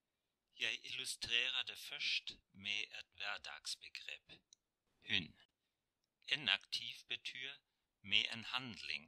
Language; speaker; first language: Norwegian; non-native, fluent; German